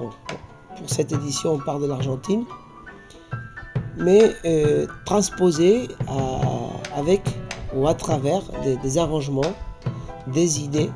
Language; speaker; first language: French; non-native, fluent; Spanish